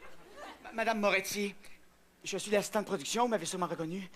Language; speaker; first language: French; native; French